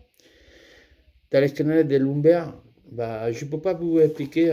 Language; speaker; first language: French; non-native, fluent; Spanish